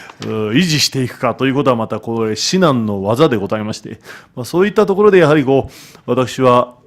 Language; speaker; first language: Japanese; native; Japanese